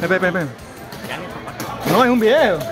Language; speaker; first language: Spanish; native; Spanish